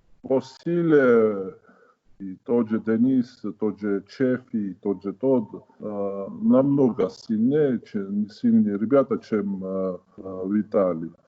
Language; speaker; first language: Russian; non-native, fluent; Georgian